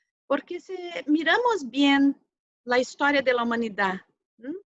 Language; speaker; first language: Spanish; non-native, fluent; Portuguese